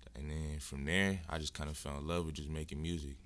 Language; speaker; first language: English; native; English